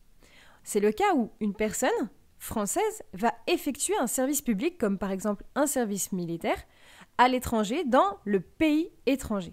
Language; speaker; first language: French; native; French